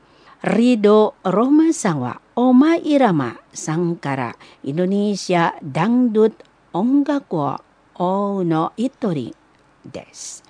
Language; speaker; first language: Japanese; non-native, learner; Indonesian